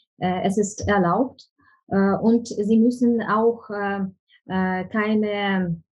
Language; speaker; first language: German; non-native, fluent; Ukrainian